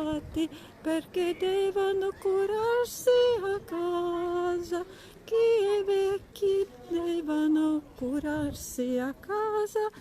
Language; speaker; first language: Italian; non-native, learner; Latvian